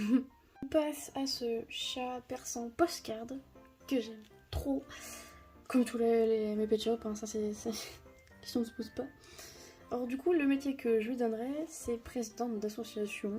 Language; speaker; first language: French; native; French